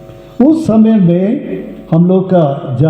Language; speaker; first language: Hindi; non-native, local second language; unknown